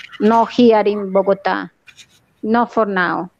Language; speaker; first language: English; non-native, learner; Spanish